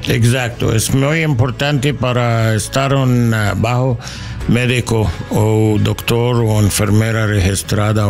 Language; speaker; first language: Spanish; non-native, learner; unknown